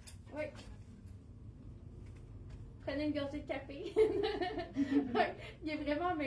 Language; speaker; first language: French; native; French